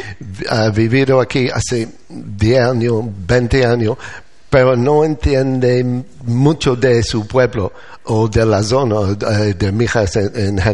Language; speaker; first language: Spanish; non-native, learner; English